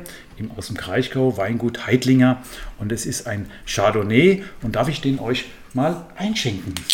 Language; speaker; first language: German; native; German